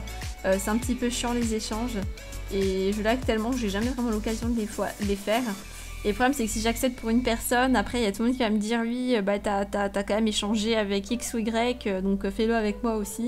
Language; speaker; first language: French; native; French